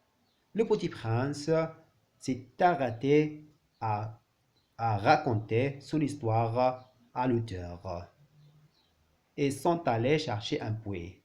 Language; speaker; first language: French; non-native, learner; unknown